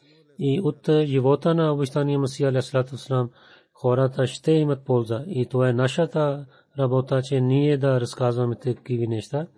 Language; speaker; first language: Bulgarian; non-native, fluent; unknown